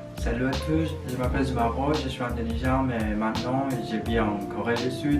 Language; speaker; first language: French; non-native, learner; Indonesian